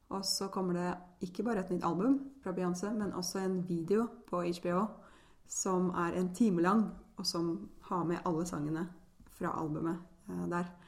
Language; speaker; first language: Norwegian; early bilingual, other home language; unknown